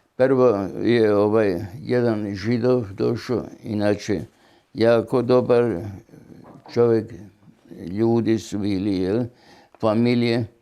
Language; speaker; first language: Bosnian; non-native, local second language; German